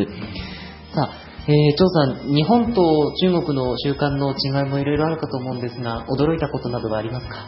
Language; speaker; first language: Japanese; native; Japanese